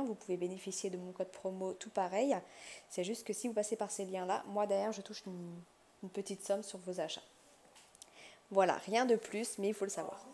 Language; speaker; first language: French; native; French